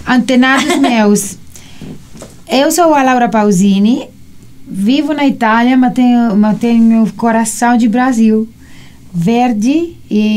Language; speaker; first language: Portuguese; non-native, learner; Italian